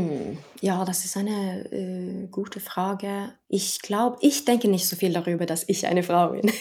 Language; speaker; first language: German; non-native, fluent; Norwegian